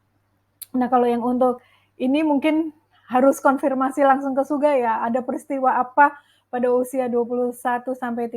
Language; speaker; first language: Indonesian; native; Indonesian